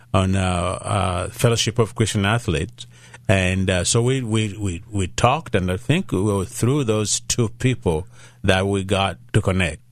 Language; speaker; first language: English; non-native, local second language; Ganda